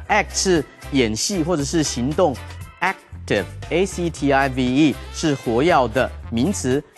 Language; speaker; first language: Chinese; native; Chinese